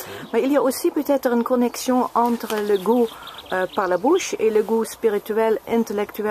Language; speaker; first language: French; non-native, learner; Dutch